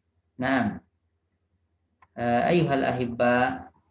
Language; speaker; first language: Arabic; non-native, fluent; Indonesian